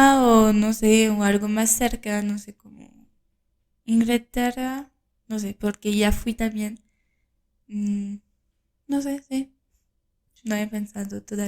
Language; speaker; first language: Spanish; non-native, fluent; French